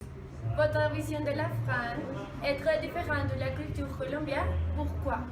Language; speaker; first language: French; non-native, learner; Spanish